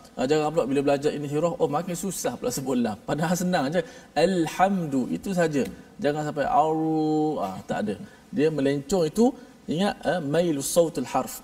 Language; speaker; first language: Malay; native; Malay